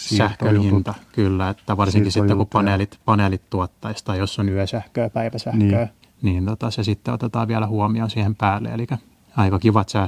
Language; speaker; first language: Finnish; native; Finnish